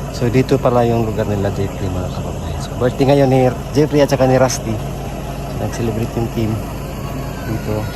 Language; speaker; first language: Filipino; non-native, local second language; Cebuano